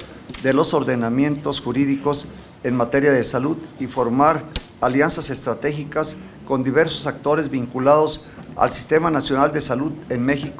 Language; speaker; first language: Spanish; native; Spanish